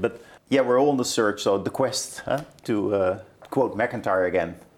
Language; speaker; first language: English; non-native, fluent; Dutch